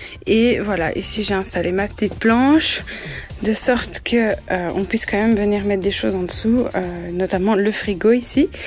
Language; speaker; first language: French; native; French